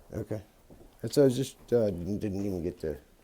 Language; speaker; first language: English; native; English